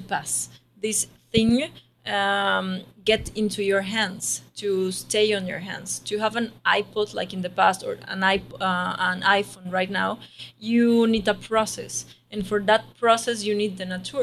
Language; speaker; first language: English; non-native, learner; Spanish